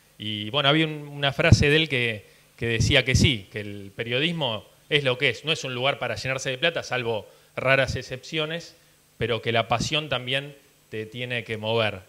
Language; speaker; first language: Spanish; early bilingual, heritage; Spanish